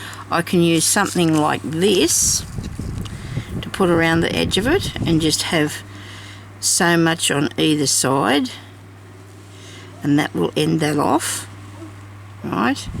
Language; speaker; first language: English; native; English